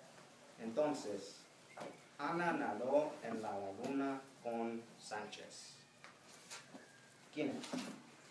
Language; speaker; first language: Spanish; non-native, fluent; English